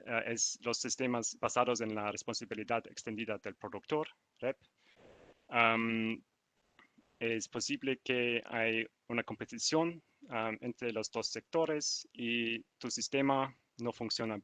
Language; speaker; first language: Spanish; non-native, learner; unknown